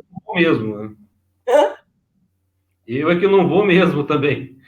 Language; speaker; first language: Portuguese; native; Portuguese